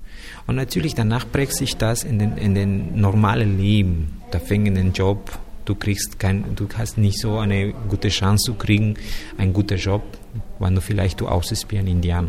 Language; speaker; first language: German; non-native, fluent; Spanish